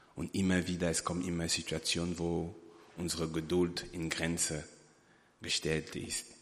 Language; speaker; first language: German; non-native, fluent; French